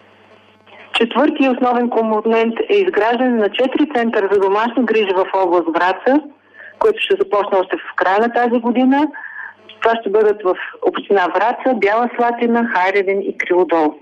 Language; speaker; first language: Bulgarian; native; Bulgarian